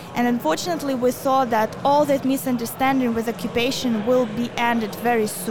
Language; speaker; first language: English; non-native, fluent; Ukrainian